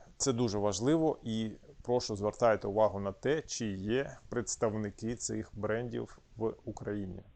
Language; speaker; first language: Ukrainian; non-native, local second language; Russian